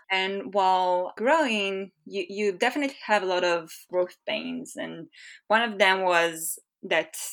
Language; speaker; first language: English; non-native, fluent; Hebrew